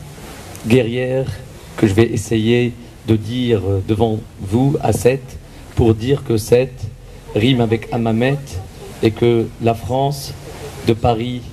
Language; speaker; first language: French; non-native, local second language; Arabic